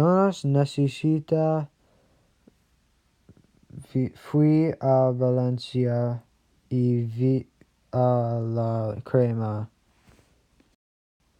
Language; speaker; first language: Spanish; non-native, learner; English